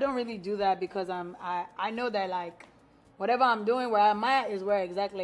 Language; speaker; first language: English; non-native, local second language; Yoruba